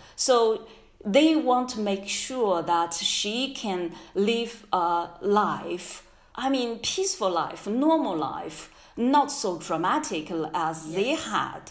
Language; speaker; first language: English; non-native, fluent; Chinese